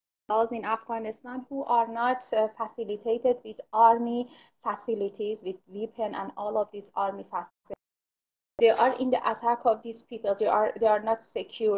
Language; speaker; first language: English; non-native, fluent; Persian